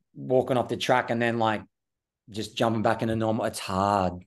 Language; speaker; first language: English; native; English